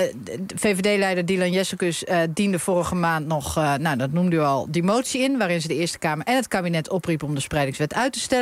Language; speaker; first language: Dutch; native; Dutch